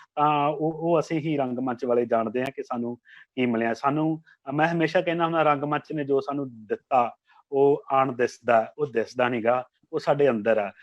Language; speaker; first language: Punjabi; native; Punjabi